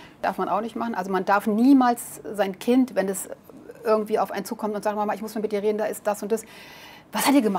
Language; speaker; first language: German; native; German